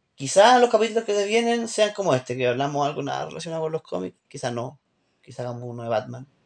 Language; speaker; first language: Spanish; native; Spanish